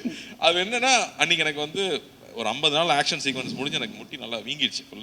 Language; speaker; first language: Tamil; native; Tamil